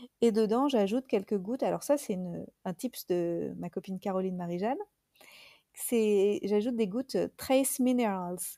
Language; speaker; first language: French; native; French